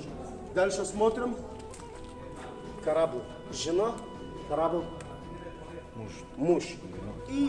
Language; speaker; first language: Russian; non-native, learner; Arabic